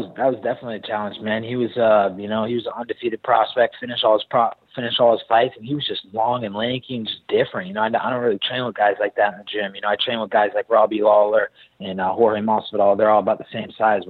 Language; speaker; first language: English; native; English